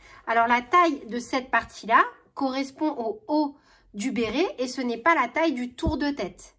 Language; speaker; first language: French; native; French